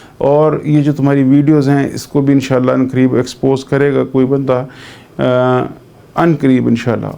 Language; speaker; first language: Urdu; non-native, local second language; Punjabi